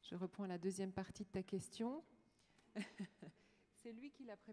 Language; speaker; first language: French; native; French